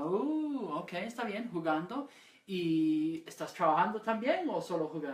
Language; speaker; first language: Spanish; non-native, fluent; English